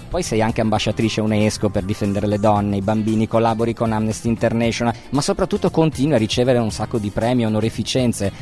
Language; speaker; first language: Italian; native; Italian